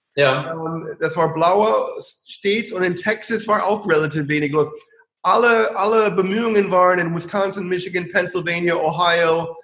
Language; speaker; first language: German; non-native, fluent; English